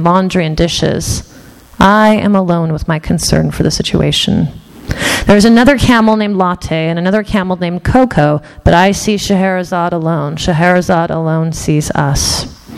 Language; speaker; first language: English; early bilingual, other home language; Persian